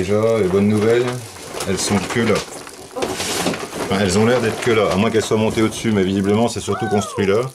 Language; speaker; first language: French; native; French